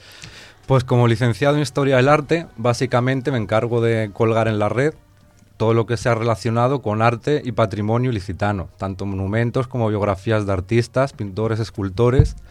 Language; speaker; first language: Spanish; native; Spanish